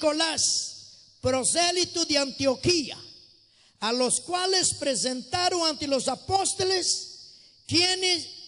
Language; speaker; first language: Spanish; non-native, fluent; Portuguese